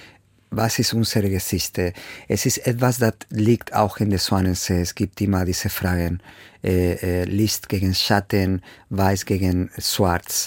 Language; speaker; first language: German; non-native, fluent; Spanish